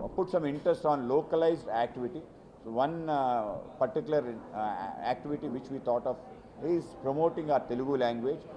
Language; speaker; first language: English; non-native, local second language; Telugu